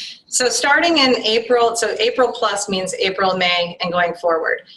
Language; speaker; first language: English; native; English